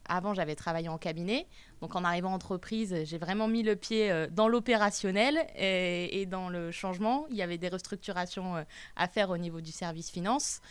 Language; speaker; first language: French; native; French